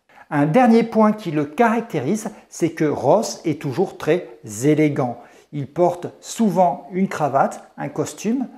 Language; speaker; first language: French; native; French